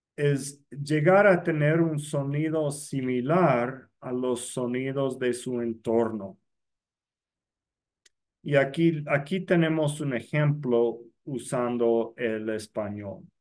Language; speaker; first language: Spanish; non-native, fluent; English